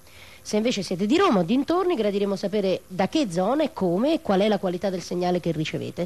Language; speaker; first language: Italian; native; Italian